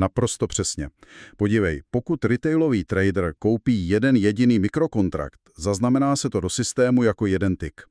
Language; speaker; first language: Czech; native; Czech